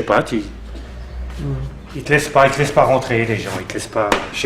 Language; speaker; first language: French; native; French